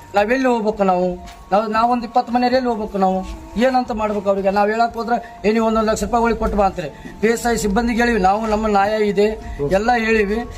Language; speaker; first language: Kannada; non-native, local second language; Lambadi